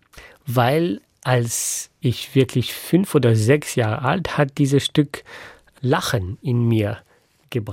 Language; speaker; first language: German; non-native, fluent; French